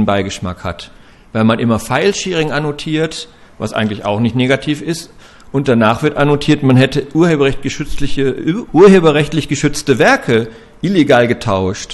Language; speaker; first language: German; native; German